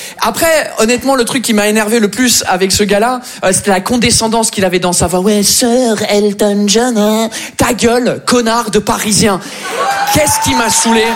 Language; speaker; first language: French; non-native, fluent; English